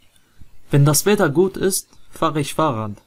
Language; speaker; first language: German; non-native, fluent; Arabic